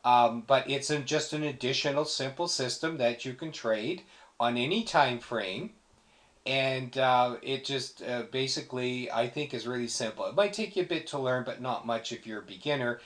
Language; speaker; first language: English; native; English